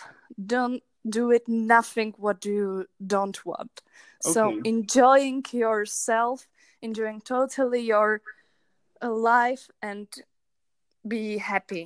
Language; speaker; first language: English; non-native, learner; Czech